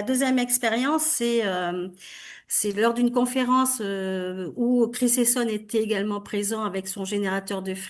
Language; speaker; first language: French; native; French